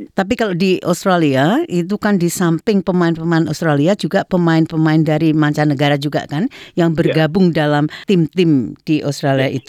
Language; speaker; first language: Indonesian; native; Indonesian